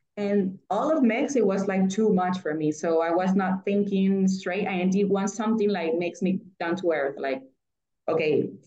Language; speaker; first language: English; non-native, fluent; Spanish